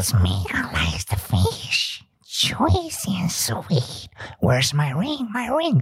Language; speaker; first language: English; non-native, learner; Korean